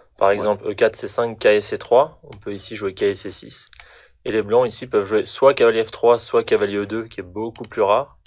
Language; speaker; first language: French; native; French